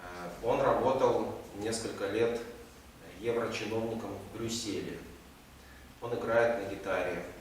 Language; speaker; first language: Russian; native; Russian